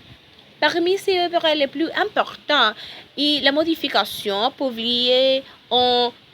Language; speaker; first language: French; non-native, learner; Spanish